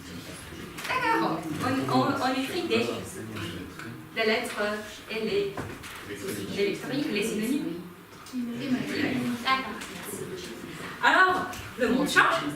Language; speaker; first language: French; non-native, fluent; Ukrainian